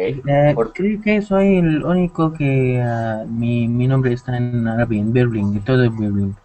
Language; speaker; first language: Spanish; non-native, learner; Arabic